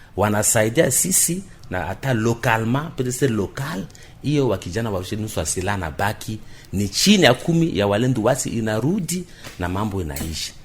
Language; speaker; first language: Swahili; non-native, local second language; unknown